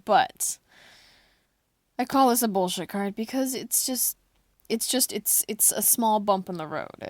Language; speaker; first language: English; native; English